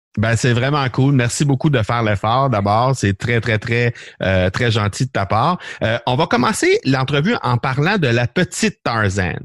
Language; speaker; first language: French; native; French